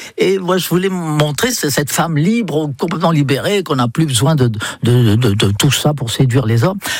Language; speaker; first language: French; non-native, fluent; English